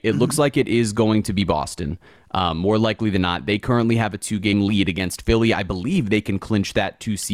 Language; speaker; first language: English; native; English